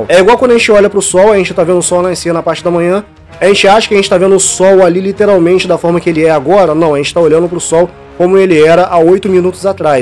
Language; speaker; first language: Portuguese; native; Portuguese